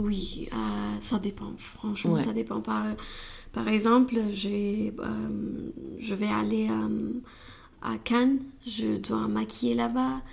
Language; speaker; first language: French; non-native, learner; Romanian